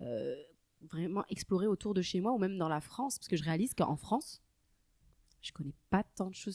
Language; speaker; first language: French; native; French